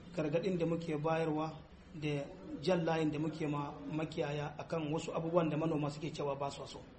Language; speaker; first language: Hausa; non-native, local second language; Fula